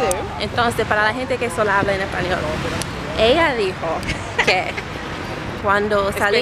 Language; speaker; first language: Spanish; non-native, learner; English